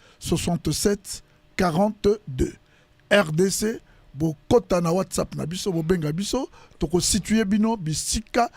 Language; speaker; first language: Lingala; native; Lingala